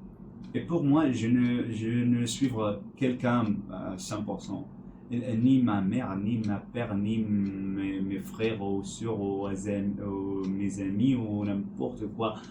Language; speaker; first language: French; non-native, learner; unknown